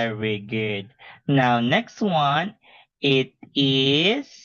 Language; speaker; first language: English; non-native, fluent; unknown